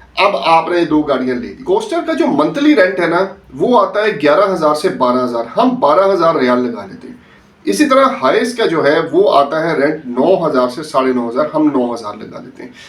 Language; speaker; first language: Urdu; native; Urdu